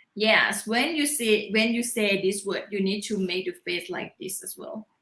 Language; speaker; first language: English; non-native, learner; Thai